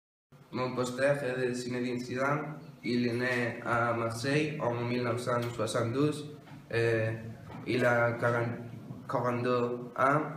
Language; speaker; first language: French; non-native, learner; Spanish